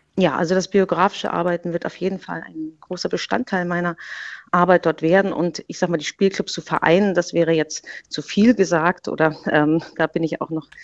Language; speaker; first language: German; native; German